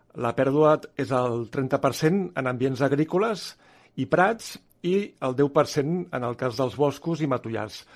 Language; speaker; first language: Catalan; native; Catalan